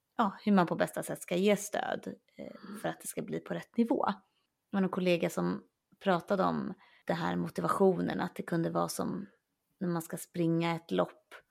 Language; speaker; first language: Swedish; native; Swedish